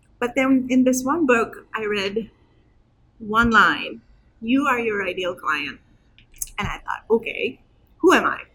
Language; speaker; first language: English; non-native, fluent; Turkish